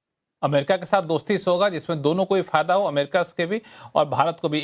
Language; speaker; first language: Hindi; native; Hindi